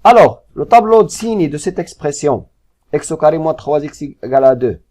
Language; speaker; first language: French; non-native, local second language; Arabic